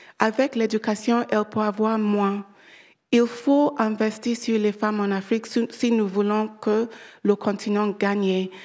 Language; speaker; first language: French; non-native, learner; English